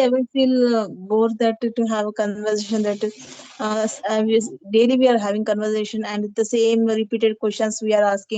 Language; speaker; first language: English; non-native, learner; Telugu